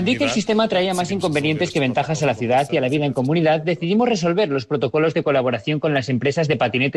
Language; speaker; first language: Spanish; native; Spanish